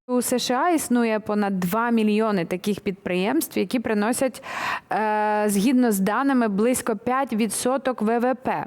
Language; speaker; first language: Ukrainian; native; Ukrainian